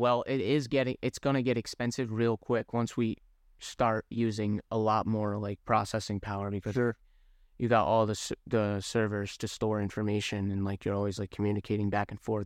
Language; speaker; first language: English; native; English